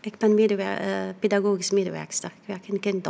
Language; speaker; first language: Dutch; non-native, fluent; Arabic